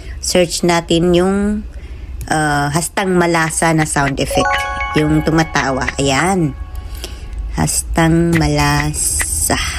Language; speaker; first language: Filipino; non-native, local second language; Cebuano